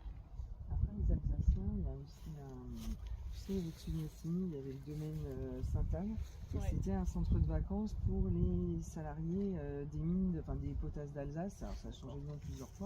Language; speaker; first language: French; native; French